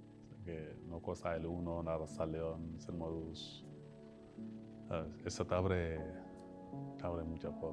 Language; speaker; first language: Spanish; non-native, fluent; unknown